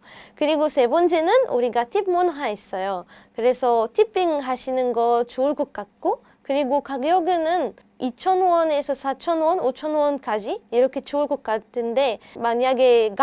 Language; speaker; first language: Korean; non-native, fluent; Arabic